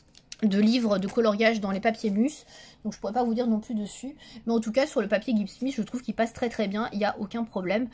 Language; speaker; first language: French; native; French